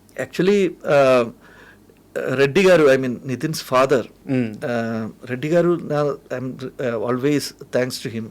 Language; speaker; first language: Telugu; non-native, fluent; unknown